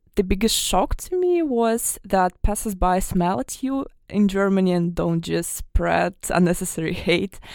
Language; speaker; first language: English; non-native, fluent; Russian